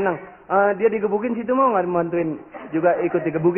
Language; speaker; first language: Indonesian; native; Indonesian